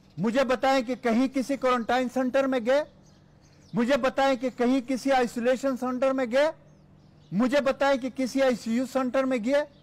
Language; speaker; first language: Urdu; non-native, local second language; Pashto